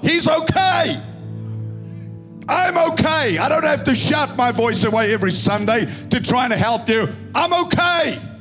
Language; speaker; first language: English; non-native, local second language; Afrikaans